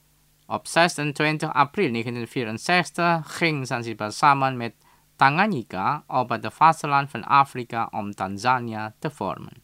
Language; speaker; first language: Dutch; non-native, fluent; Indonesian